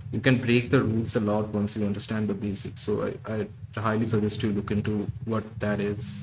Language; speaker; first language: English; non-native, local second language; Bangla